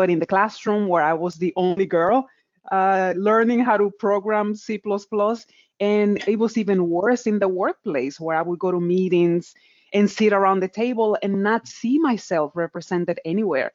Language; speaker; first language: English; non-native, fluent; Spanish